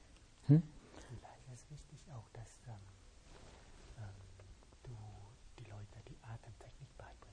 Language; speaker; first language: German; non-native, learner; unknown